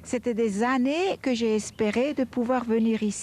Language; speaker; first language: French; non-native, fluent; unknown